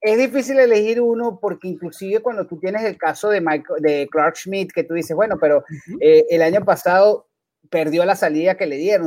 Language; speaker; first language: Spanish; native; Spanish